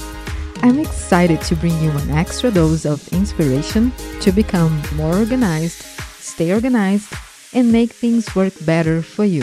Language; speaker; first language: English; non-native, fluent; Portuguese